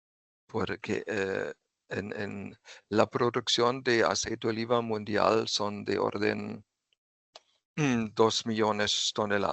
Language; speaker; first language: Spanish; non-native, fluent; German